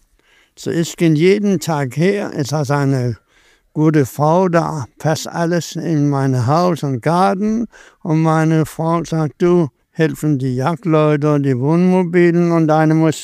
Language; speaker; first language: German; non-native, learner; Danish